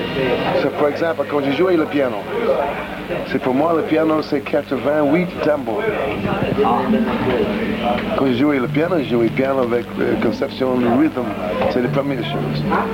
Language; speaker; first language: French; non-native, learner; English